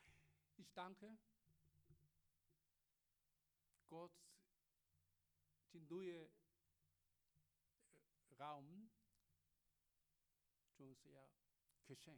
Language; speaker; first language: German; non-native, learner; Korean